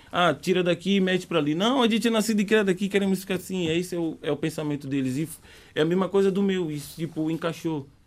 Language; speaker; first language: Portuguese; native; Portuguese